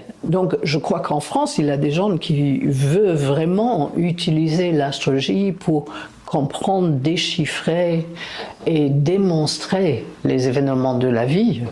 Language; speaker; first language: French; non-native, fluent; English